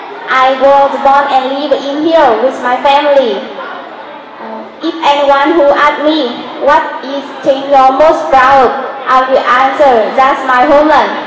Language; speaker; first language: English; non-native, learner; Vietnamese